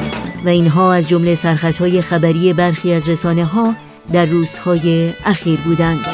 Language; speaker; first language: Persian; native; Persian